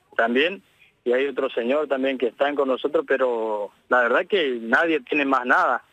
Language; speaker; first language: Spanish; native; Spanish